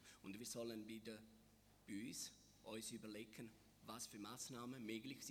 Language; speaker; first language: German; non-native, fluent; Italian